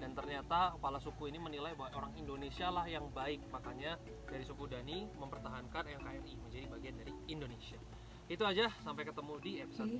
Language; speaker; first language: Indonesian; native; Indonesian